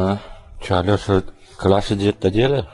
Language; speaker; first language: Russian; non-native, learner; Chinese